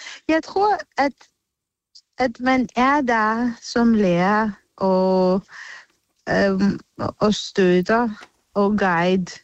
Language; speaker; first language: Danish; non-native, fluent; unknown